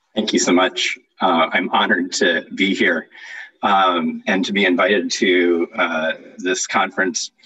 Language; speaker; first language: English; native; English